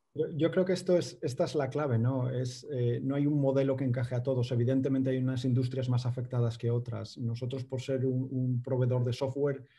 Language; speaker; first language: Spanish; native; Spanish